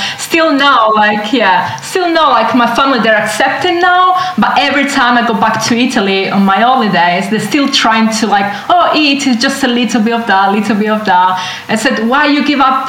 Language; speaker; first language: English; non-native, fluent; Italian